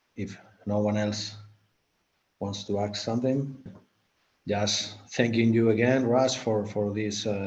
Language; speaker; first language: English; non-native, fluent; Spanish